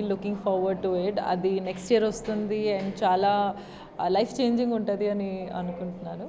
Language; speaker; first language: Telugu; non-native, local second language; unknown